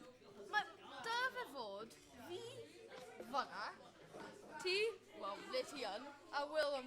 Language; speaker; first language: Welsh; non-native, local second language; English